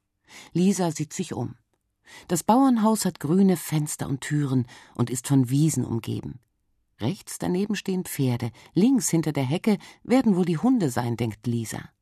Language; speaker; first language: German; native; German